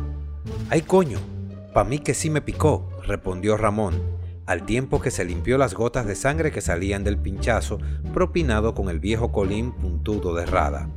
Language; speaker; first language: Spanish; native; Spanish